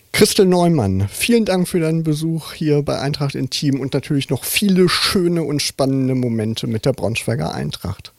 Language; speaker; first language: German; native; German